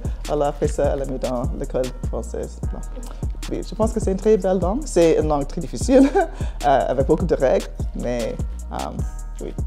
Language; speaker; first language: French; non-native, fluent; English